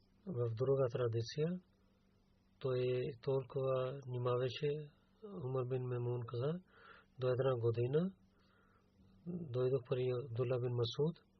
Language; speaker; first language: Bulgarian; non-native, learner; Urdu